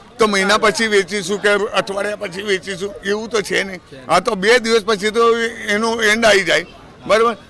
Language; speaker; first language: Gujarati; native; Gujarati